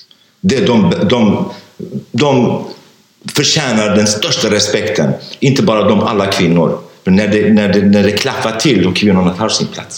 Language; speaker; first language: Swedish; non-native, fluent; Kurdish